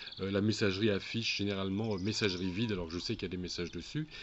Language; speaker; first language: French; native; French